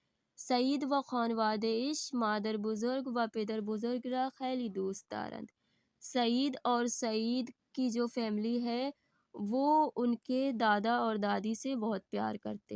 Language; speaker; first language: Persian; non-native, learner; Urdu